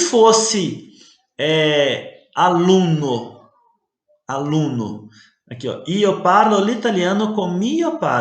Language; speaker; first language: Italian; non-native, learner; Portuguese